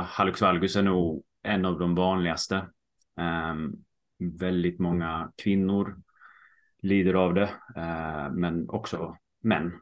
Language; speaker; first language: Swedish; early bilingual, heritage; Swedish